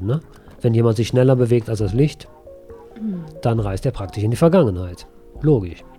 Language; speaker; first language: German; native; German